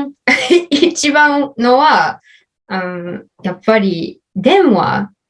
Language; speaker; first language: Japanese; non-native, learner; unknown